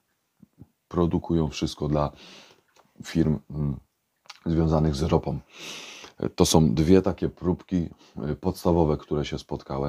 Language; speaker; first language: Polish; native; Polish